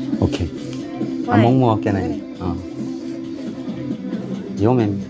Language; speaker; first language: Vietnamese; non-native, learner; Korean